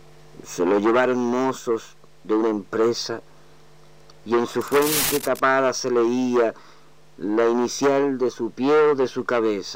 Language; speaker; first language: Spanish; native; Spanish